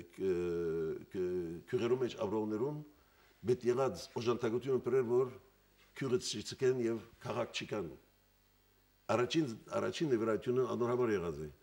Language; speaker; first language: Armenian; early bilingual, heritage; Armenian